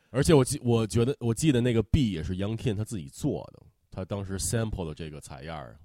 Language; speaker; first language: Chinese; early bilingual, heritage; Chinese